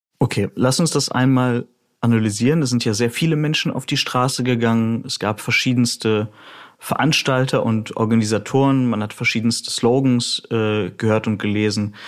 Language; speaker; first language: German; early bilingual, other home language; Russian